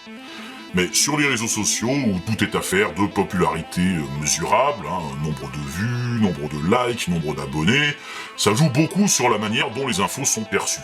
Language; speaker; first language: French; native; French